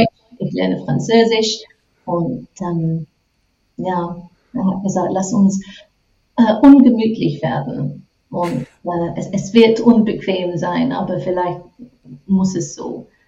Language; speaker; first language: German; non-native, fluent; English